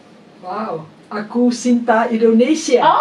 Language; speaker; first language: Indonesian; non-native, learner; Vietnamese